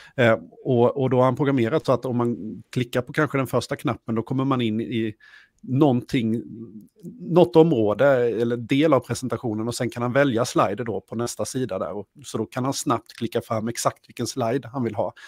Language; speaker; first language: Swedish; native; Swedish